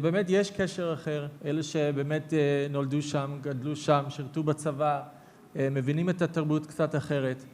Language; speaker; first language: Hebrew; non-native, fluent; English